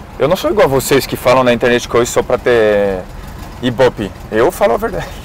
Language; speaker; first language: Portuguese; non-native, fluent; French